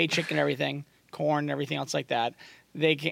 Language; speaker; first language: English; native; English